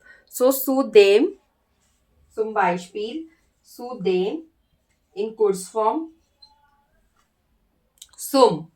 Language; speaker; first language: German; non-native, learner; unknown